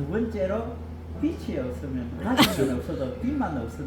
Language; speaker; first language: Korean; native; Korean